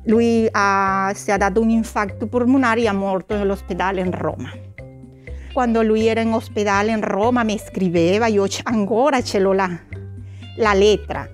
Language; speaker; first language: Italian; non-native, learner; Spanish